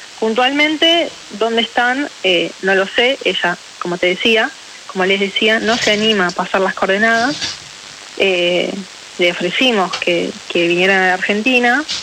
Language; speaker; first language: Spanish; early bilingual, other home language; Ukrainian